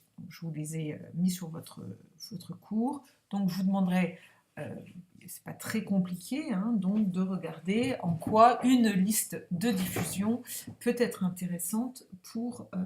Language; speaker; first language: French; native; French